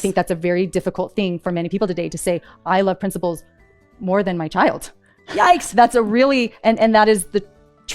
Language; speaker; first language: English; native; English